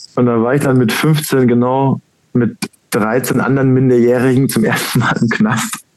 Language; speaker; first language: German; native; German